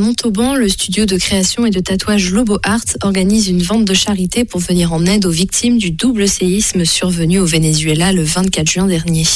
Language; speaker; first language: French; native; French